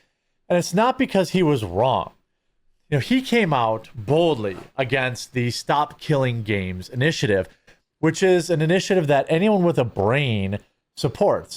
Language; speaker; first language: English; native; English